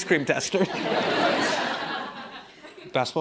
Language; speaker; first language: English; native; English